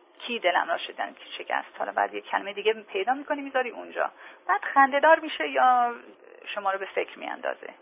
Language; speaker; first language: Persian; early bilingual, heritage; English